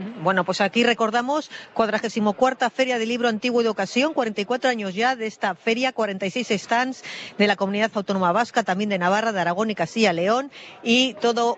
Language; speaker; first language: Spanish; native; Spanish